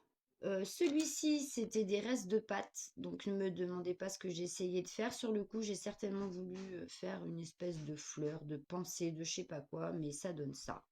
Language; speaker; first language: French; native; French